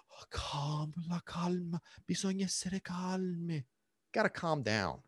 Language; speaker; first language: Italian; early bilingual, other home language; English